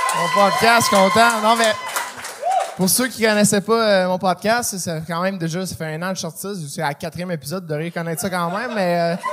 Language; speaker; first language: French; native; French